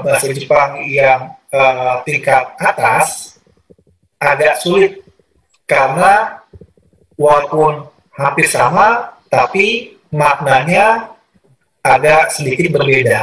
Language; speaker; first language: Indonesian; native; Indonesian